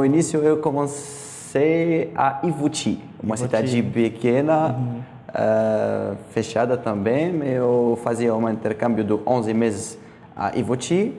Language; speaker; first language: Portuguese; non-native, learner; Arabic